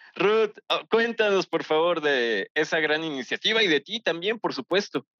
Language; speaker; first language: Spanish; native; Spanish